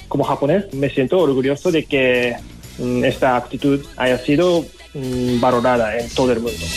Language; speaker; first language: Spanish; non-native, fluent; Japanese